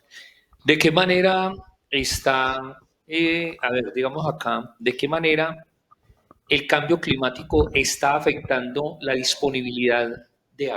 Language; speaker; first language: Spanish; native; Spanish